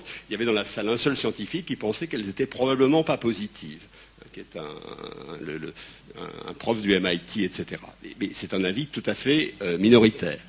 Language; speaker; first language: French; native; French